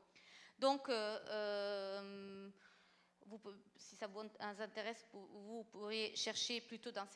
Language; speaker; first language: French; non-native, fluent; Italian